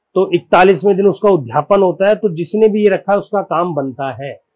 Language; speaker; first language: Hindi; native; Hindi